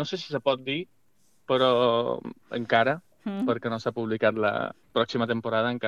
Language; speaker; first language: Catalan; non-native, fluent; Spanish